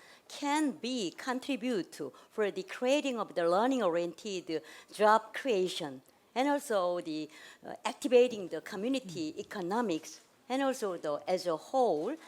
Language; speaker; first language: English; non-native, learner; Korean